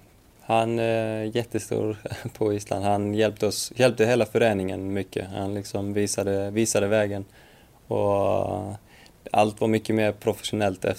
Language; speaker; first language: Swedish; non-native, fluent; Icelandic